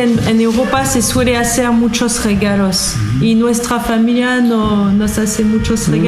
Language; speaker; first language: Spanish; non-native, learner; French